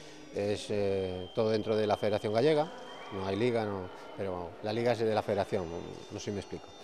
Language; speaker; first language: Spanish; native; Spanish